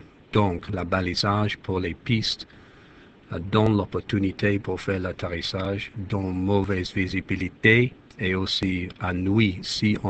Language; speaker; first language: French; non-native, fluent; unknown